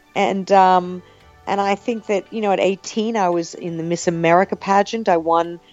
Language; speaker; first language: English; native; English